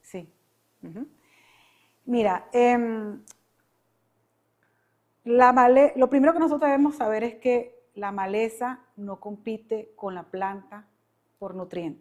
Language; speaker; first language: Spanish; native; Spanish